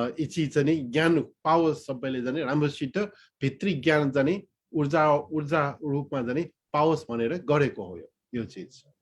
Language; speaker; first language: Nepali; non-native, local second language; Newari